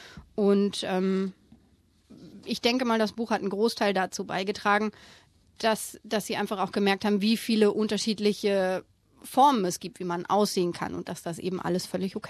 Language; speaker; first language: German; native; German